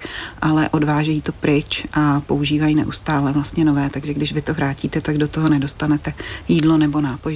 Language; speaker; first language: Czech; native; Czech